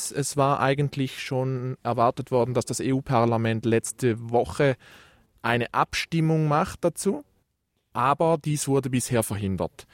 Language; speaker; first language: German; native; German